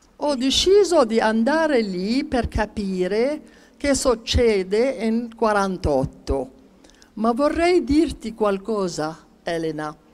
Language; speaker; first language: Italian; non-native, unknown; Arabic